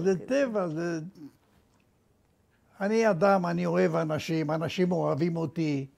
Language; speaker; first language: Hebrew; non-native, fluent; Romanian